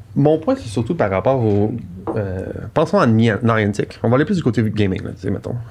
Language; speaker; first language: French; native; French